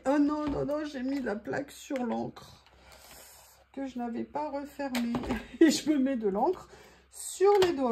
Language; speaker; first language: French; native; French